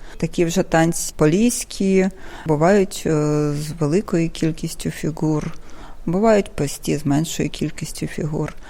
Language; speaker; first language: Ukrainian; native; Ukrainian